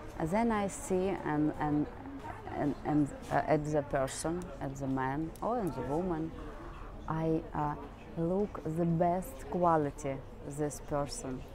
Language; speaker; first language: English; non-native, learner; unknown